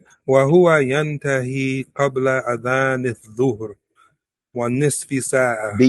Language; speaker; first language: Arabic; non-native, learner; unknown